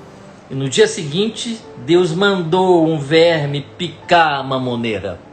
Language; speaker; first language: Portuguese; native; Portuguese